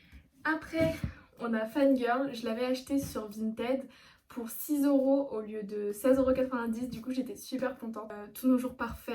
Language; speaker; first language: French; native; French